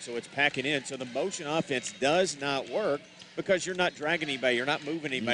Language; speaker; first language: English; native; English